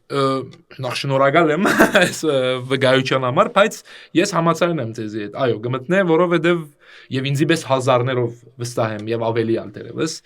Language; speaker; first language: Armenian; native; Armenian